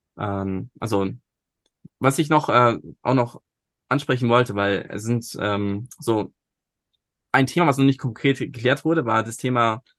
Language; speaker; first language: German; early bilingual, other home language; Russian